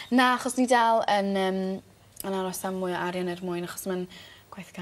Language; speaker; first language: Welsh; native; Welsh